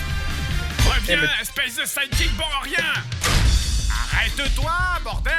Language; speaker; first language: French; native; French